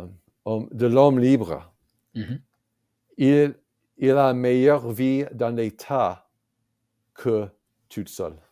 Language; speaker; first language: French; non-native, fluent; English